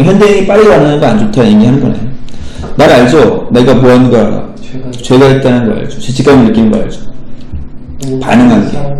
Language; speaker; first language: Korean; native; Korean